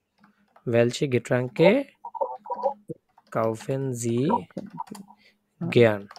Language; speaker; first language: German; non-native, fluent; Bangla